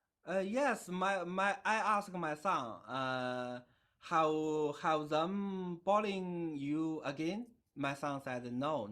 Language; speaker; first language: English; non-native, learner; Chinese